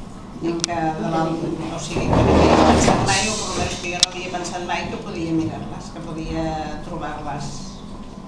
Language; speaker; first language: Catalan; non-native, local second language; Spanish